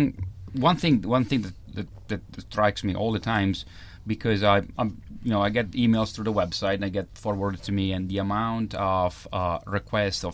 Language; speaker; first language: English; non-native, fluent; Italian